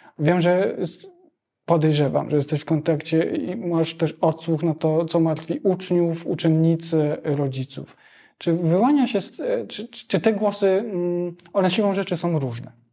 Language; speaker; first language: Polish; native; Polish